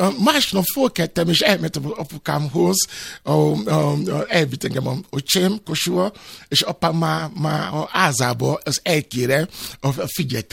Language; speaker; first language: Hungarian; non-native, fluent; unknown